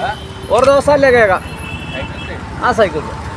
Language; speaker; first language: Hindi; non-native, local second language; Malayalam